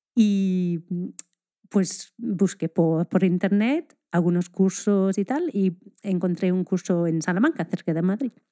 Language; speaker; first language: Spanish; non-native, fluent; English